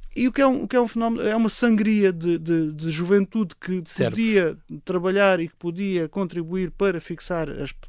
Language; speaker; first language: Portuguese; native; Portuguese